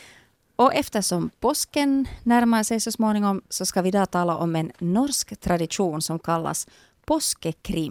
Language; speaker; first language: Swedish; native; Swedish